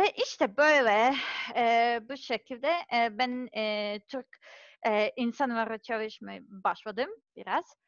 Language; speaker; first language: Turkish; non-native, learner; Serbian